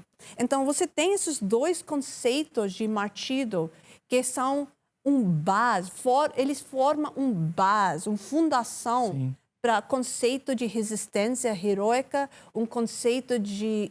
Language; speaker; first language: Portuguese; non-native, learner; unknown